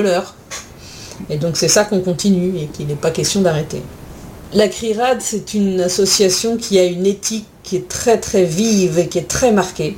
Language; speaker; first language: French; native; French